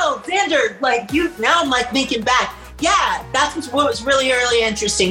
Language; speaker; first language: English; native; English